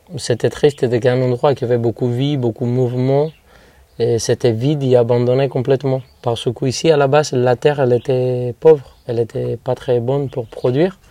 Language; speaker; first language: French; non-native, fluent; Spanish